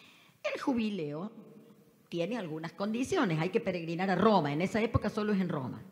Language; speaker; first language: Spanish; native; Spanish